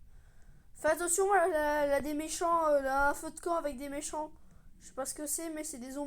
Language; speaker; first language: French; native; French